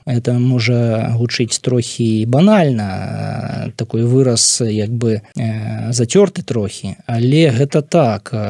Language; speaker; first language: Belarusian; non-native, local second language; Russian